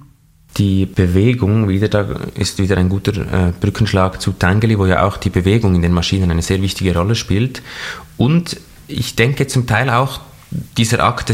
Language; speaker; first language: German; native; German